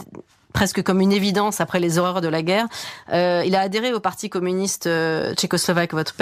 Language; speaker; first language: French; native; French